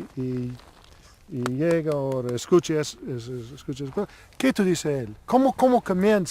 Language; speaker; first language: Spanish; non-native, learner; Italian